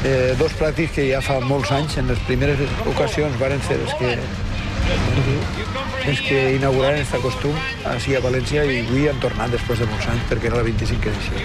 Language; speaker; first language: Catalan; native; Catalan